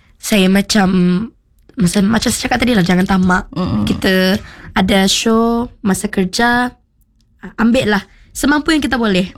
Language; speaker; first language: Malay; non-native, local second language; Iban